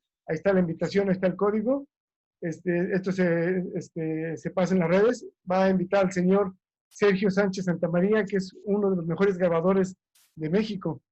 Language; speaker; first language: Spanish; native; Spanish